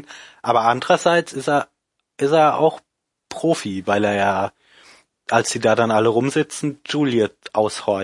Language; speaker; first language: German; native; German